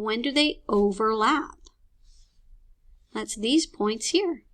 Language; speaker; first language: English; native; English